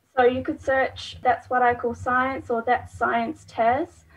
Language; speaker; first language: English; native; English